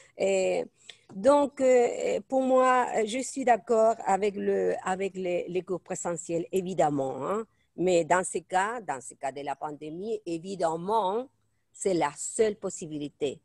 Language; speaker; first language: French; non-native, fluent; Spanish